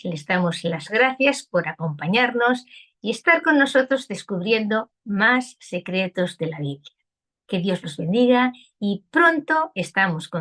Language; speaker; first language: Spanish; native; Spanish